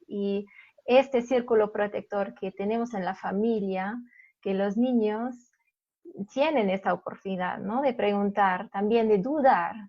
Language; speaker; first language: Spanish; non-native, fluent; German